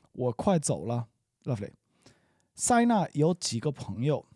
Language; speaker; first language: Chinese; non-native, learner; English